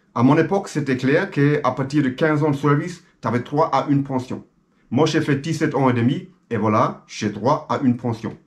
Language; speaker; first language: French; non-native, fluent; German